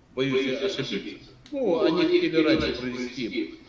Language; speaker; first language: Russian; native; Russian